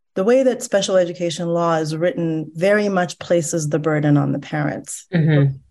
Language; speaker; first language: English; early bilingual, other home language; Persian